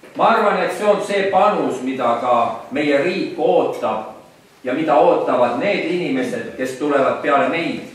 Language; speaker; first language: Estonian; native; Estonian